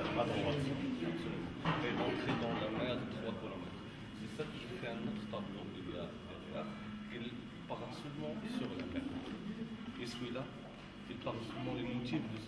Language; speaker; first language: French; non-native, local second language; Arabic